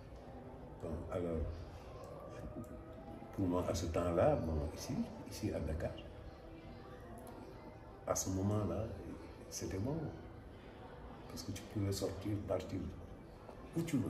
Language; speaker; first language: French; non-native, local second language; Wolof